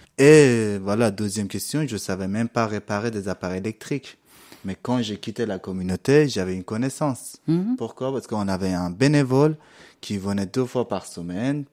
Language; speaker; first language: French; non-native, fluent; Persian